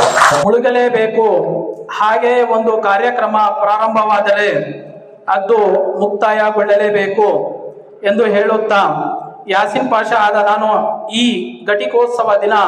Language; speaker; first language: Kannada; native; Kannada